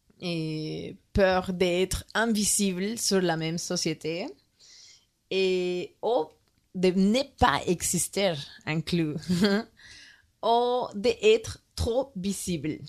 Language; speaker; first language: French; non-native, learner; Spanish